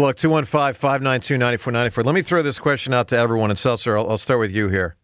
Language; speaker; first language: English; native; English